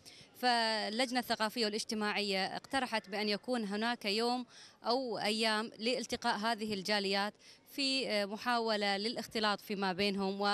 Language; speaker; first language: Arabic; native; Arabic